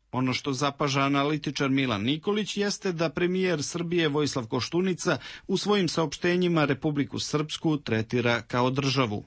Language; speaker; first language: Serbian; native; Serbian